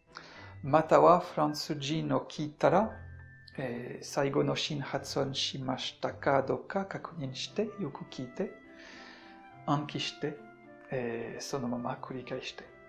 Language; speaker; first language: Japanese; non-native, fluent; French